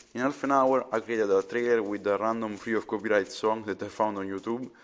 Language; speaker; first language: English; non-native, fluent; Italian